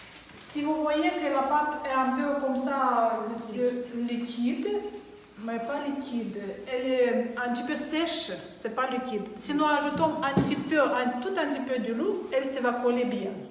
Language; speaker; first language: French; non-native, learner; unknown